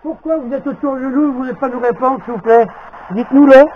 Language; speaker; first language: French; native; French